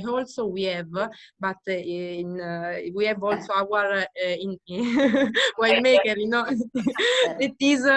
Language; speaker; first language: English; non-native, learner; Italian